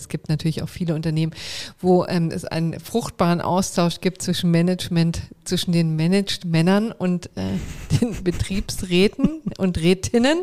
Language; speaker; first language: German; native; German